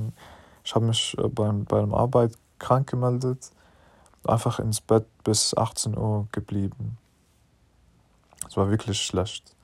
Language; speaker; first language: German; non-native, learner; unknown